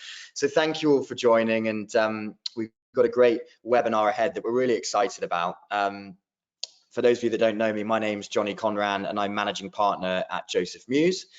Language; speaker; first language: English; native; English